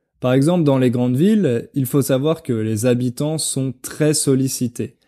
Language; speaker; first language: French; native; French